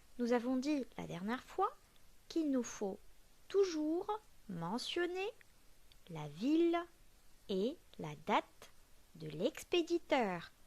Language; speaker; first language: French; non-native, local second language; Arabic